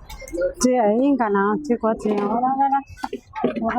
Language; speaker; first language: Chinese; non-native, local second language; Cantonese